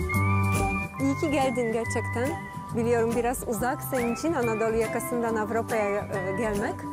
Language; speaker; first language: Turkish; non-native, fluent; Polish